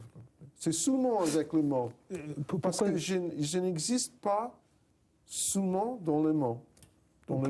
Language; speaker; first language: French; non-native, fluent; English